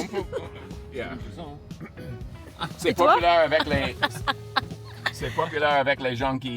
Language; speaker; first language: French; non-native, learner; English